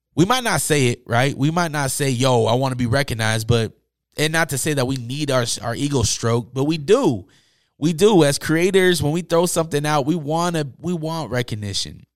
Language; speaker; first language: English; native; English